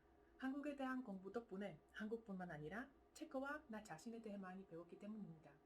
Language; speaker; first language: Korean; non-native, fluent; Czech